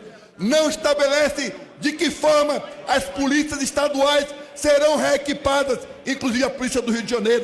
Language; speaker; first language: Portuguese; native; Portuguese